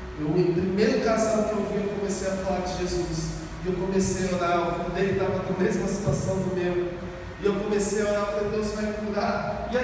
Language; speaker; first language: Portuguese; native; Portuguese